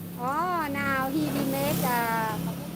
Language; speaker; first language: English; non-native, learner; Thai